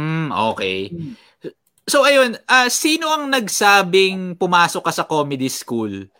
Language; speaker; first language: Filipino; native; Filipino